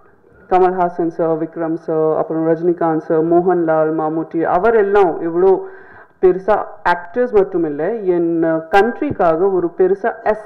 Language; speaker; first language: Tamil; non-native, fluent; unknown